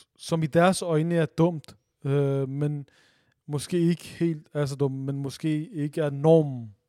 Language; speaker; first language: Danish; early bilingual, other home language; Urdu